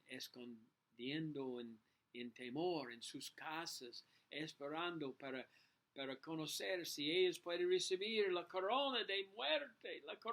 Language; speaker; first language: Spanish; non-native, learner; English